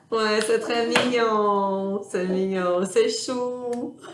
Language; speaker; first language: French; non-native, fluent; Portuguese